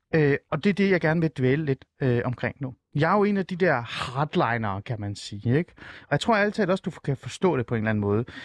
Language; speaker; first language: Danish; early bilingual, other home language; Persian